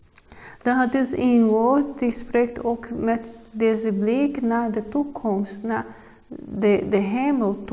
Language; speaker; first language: Dutch; non-native, fluent; Portuguese